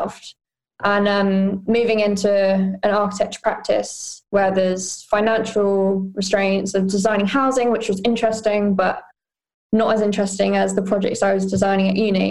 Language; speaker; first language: English; native; English